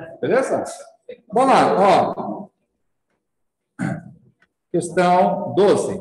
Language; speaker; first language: Portuguese; native; Portuguese